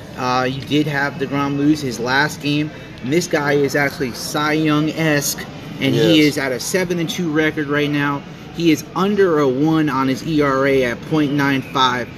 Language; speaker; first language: English; early bilingual, other home language; Italian